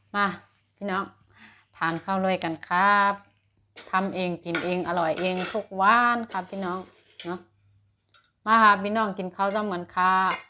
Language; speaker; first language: Thai; native; Thai